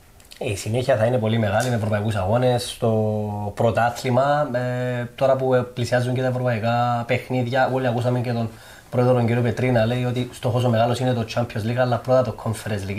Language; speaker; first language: Greek; native; Greek